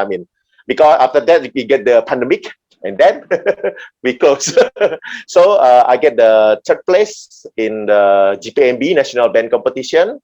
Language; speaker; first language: English; non-native, learner; Indonesian